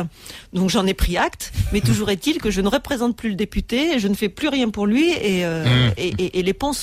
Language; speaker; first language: French; native; French